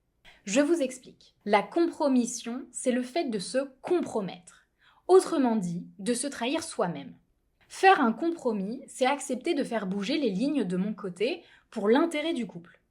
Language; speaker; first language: French; native; French